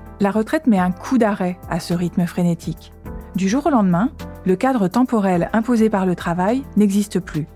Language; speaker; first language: French; native; French